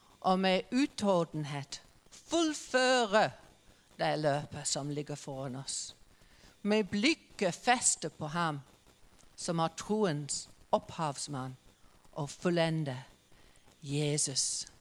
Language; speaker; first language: Norwegian; non-native, fluent; English